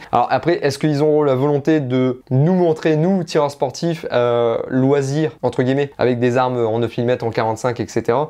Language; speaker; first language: French; native; French